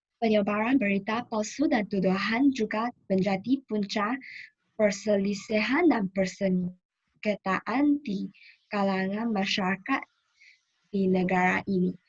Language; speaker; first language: Malay; non-native, local second language; Chinese